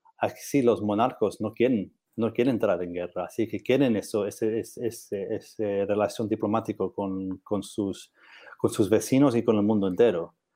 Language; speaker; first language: Spanish; non-native, learner; English